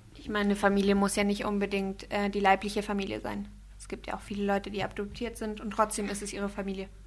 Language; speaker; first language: German; non-native, fluent; Spanish